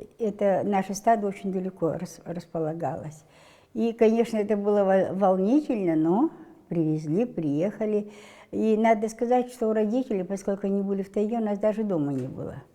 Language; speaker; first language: Russian; non-native, local second language; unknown